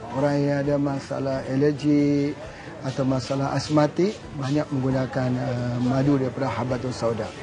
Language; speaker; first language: Malay; native; Malay